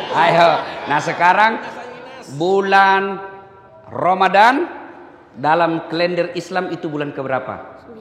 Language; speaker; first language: Indonesian; native; Indonesian